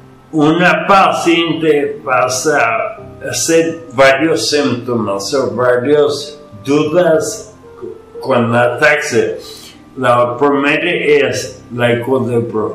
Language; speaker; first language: Spanish; non-native, fluent; English